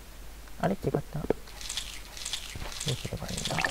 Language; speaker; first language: Japanese; native; Japanese